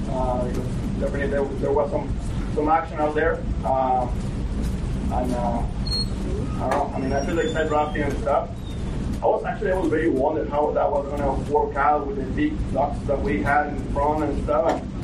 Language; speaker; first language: English; non-native, fluent; Spanish